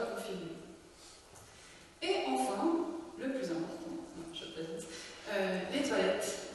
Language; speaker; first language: French; native; French